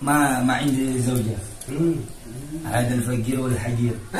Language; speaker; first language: Arabic; non-native, learner; Indonesian